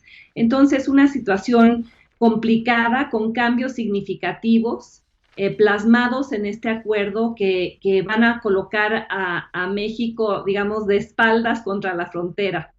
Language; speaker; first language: Spanish; native; Spanish